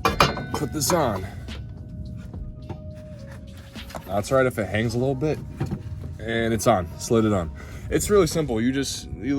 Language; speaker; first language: English; native; English